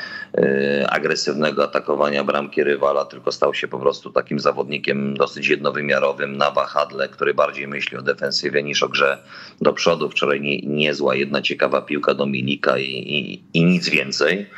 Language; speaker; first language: Polish; native; Polish